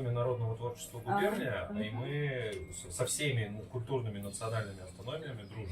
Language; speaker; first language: Russian; native; Russian